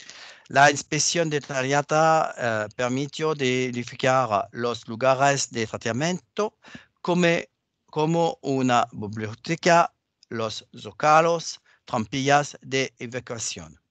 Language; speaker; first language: Spanish; non-native, learner; French